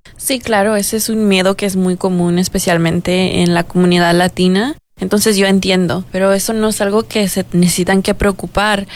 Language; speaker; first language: Spanish; early bilingual, heritage; Spanish